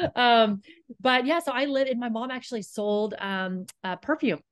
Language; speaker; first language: English; native; English